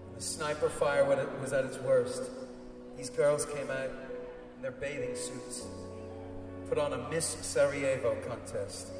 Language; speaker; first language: English; native; English